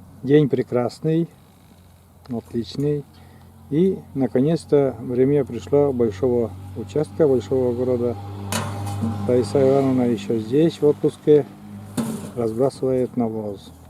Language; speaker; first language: Russian; native; Russian